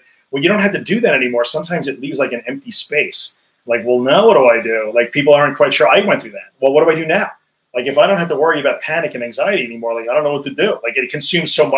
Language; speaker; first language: English; native; English